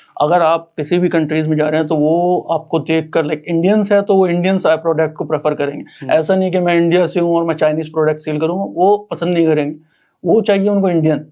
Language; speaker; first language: Hindi; native; Hindi